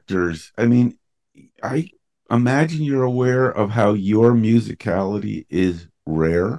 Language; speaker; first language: English; native; English